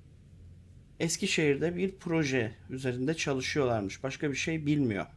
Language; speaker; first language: Turkish; native; Turkish